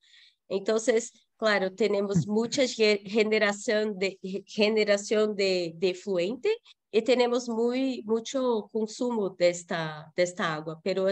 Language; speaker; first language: Spanish; non-native, fluent; Portuguese